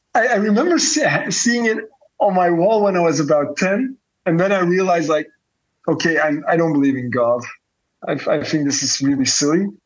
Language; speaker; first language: English; non-native, fluent; Dutch